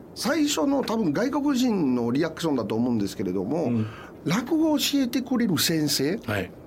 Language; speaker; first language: Japanese; non-native, fluent; French